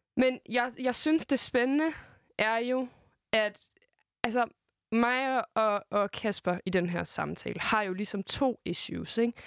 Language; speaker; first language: Danish; native; Danish